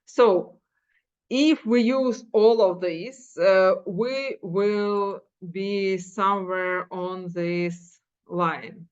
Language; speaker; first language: English; non-native, fluent; Ukrainian